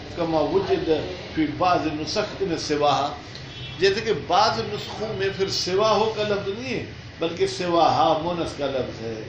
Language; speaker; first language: Urdu; non-native, local second language; Sindhi